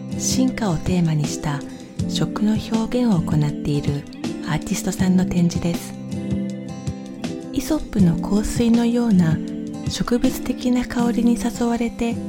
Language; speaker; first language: Japanese; native; Japanese